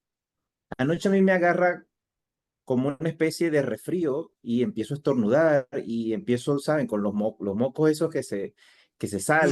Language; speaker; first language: Spanish; native; Spanish